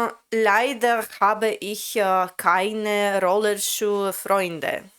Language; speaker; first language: German; non-native, learner; Latvian